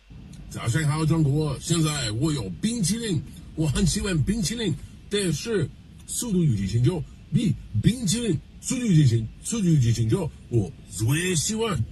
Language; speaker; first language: Chinese; non-native, learner; English